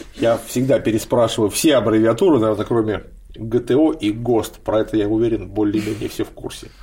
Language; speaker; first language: Russian; native; Russian